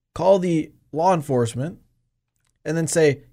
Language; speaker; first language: English; non-native, fluent; Czech